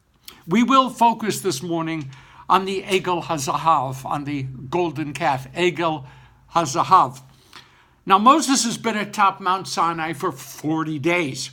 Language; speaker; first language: English; native; English